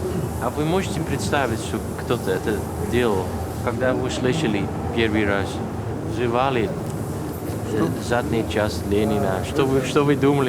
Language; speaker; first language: Russian; non-native, learner; Dutch